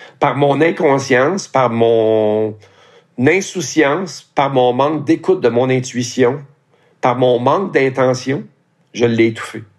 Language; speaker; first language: French; native; French